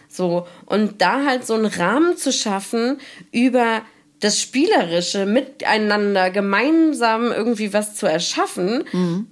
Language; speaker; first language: German; native; German